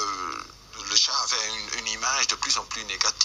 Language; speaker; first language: French; non-native, local second language; Dutch